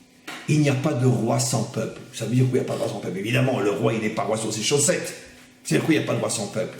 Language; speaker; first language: French; native; French